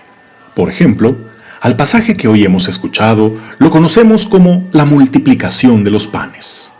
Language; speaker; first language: Spanish; native; Spanish